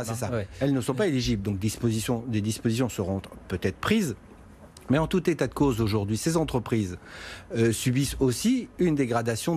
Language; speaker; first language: French; native; French